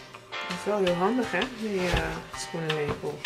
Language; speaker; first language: Dutch; native; Dutch